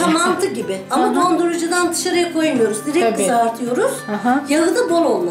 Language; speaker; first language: Turkish; native; Turkish